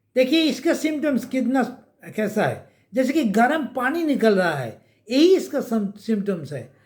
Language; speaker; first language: Hindi; non-native, local second language; Bangla